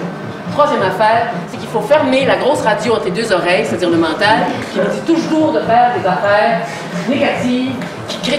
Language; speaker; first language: French; native; French